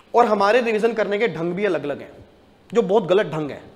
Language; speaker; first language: Hindi; native; Hindi